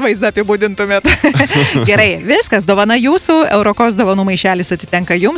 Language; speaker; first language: Lithuanian; native; Lithuanian